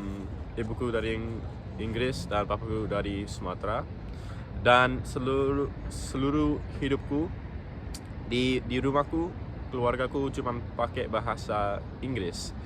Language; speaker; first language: Indonesian; non-native, local second language; English